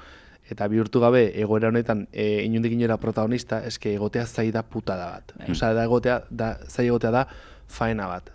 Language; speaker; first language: Basque; native; Basque